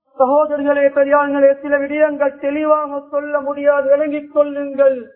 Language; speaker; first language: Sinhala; non-native, local second language; Tamil